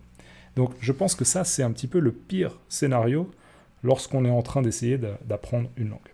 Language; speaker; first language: French; native; French